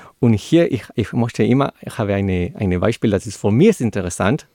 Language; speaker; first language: German; non-native, learner; Spanish